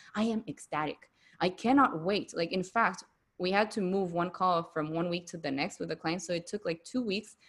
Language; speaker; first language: English; non-native, fluent; Spanish